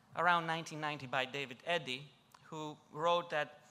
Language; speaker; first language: English; non-native, fluent; Greek